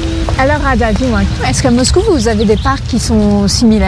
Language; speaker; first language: French; native; French